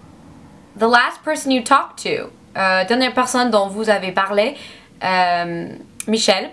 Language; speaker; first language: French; non-native, learner; English